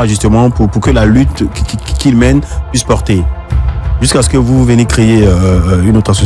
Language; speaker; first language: French; native; French